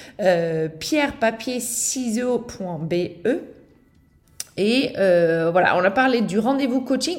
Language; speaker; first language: French; non-native, fluent; Dutch